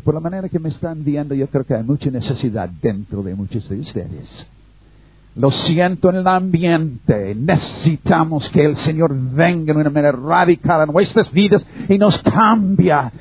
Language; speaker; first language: Spanish; non-native, fluent; English